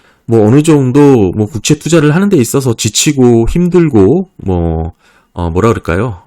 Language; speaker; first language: Korean; native; Korean